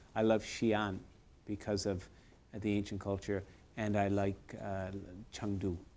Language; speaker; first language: English; native; English